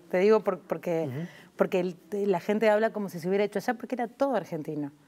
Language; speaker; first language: Spanish; native; Spanish